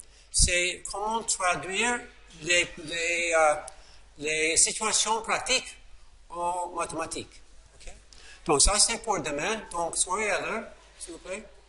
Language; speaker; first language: French; non-native, fluent; English